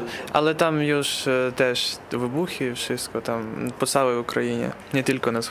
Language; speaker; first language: Polish; non-native, learner; Ukrainian